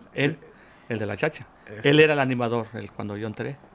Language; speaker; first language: Spanish; native; Spanish